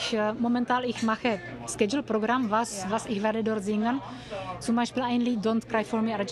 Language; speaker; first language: German; non-native, learner; Czech